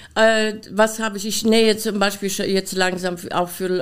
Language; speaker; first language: German; non-native, fluent; Polish